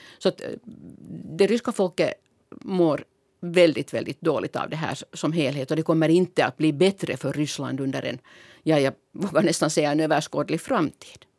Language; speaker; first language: Swedish; native; Swedish